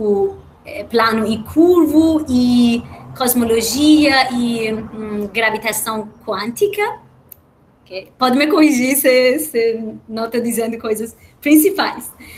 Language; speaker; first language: Portuguese; non-native, fluent; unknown